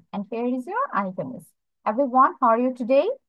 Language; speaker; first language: English; non-native, fluent; Bangla